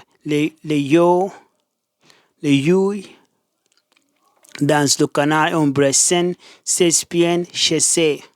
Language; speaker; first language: French; non-native, learner; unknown